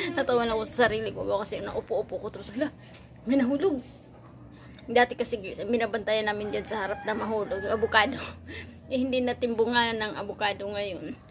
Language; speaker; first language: Filipino; non-native, local second language; Cebuano